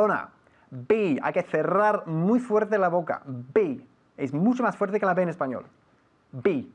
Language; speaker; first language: Spanish; non-native, fluent; English